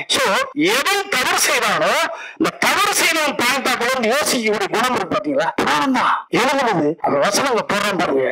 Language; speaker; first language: Tamil; native; Tamil